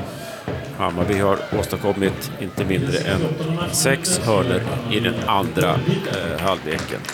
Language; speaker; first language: Swedish; native; Swedish